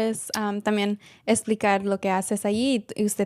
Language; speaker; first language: Spanish; early bilingual, heritage; Spanish